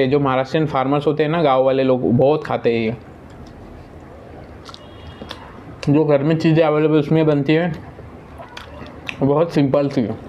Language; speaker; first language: Hindi; non-native, local second language; Marathi